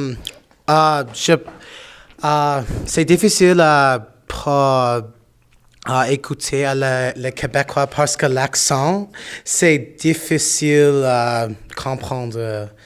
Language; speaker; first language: French; non-native, learner; English